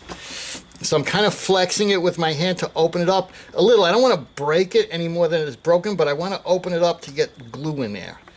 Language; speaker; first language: English; native; English